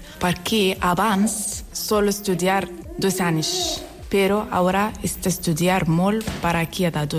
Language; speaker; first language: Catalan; non-native, learner; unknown